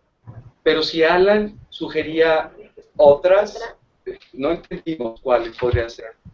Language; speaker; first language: Spanish; non-native, learner; English